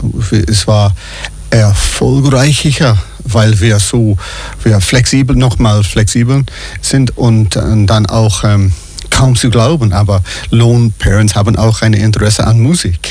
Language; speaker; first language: German; non-native, fluent; English